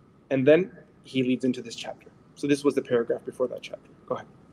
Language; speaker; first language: English; native; English